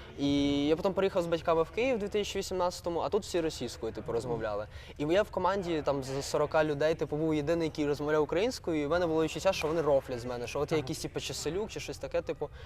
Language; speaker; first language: Ukrainian; native; Ukrainian